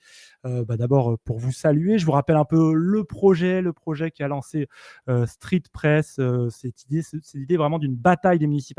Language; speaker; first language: French; native; French